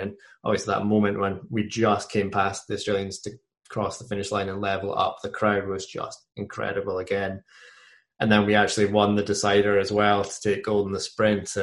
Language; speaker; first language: English; native; English